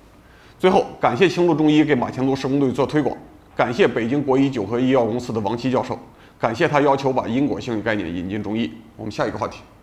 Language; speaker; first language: Chinese; native; Chinese